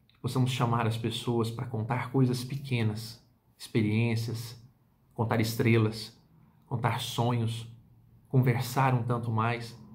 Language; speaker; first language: Portuguese; native; Portuguese